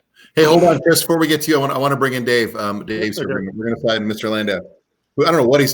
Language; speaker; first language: English; native; English